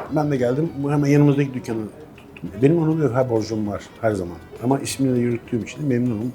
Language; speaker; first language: Turkish; native; Turkish